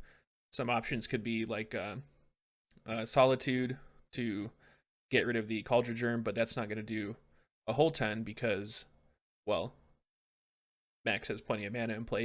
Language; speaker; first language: English; native; English